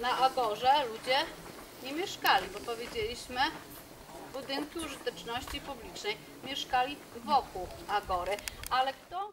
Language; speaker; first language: Polish; native; Polish